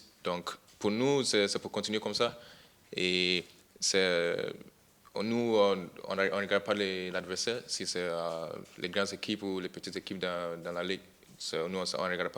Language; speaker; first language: French; non-native, fluent; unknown